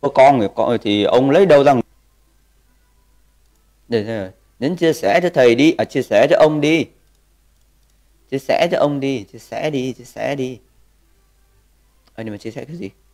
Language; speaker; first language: Vietnamese; native; Vietnamese